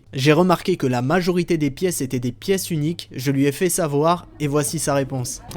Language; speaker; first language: French; native; French